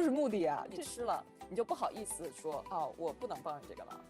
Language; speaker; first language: Chinese; native; Chinese